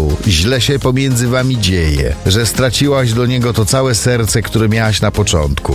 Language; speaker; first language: Polish; native; Polish